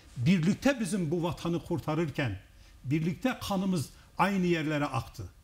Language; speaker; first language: Turkish; non-native, local second language; Kurdish